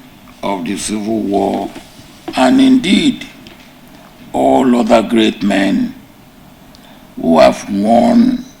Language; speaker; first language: English; non-native, local second language; Yoruba